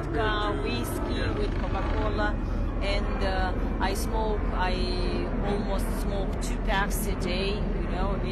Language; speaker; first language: English; non-native, learner; Russian